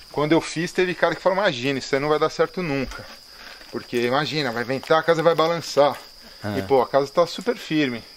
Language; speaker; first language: Portuguese; native; Portuguese